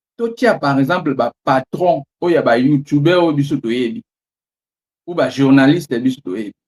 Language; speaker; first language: Lingala; native; Lingala